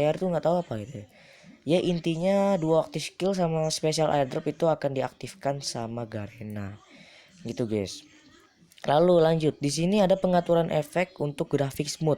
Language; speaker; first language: Indonesian; native; Indonesian